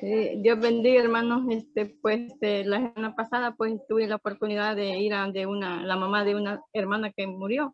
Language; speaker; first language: Spanish; native; Spanish